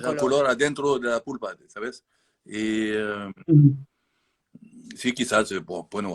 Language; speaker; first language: Spanish; non-native, learner; French